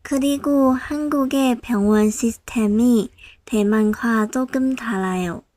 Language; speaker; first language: Korean; non-native, local second language; Chinese